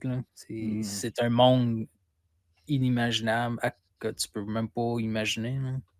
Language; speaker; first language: French; native; French